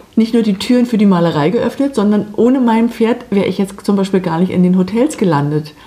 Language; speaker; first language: German; native; German